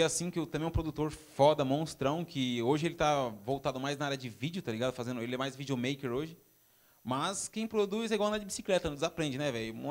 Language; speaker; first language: Portuguese; native; Portuguese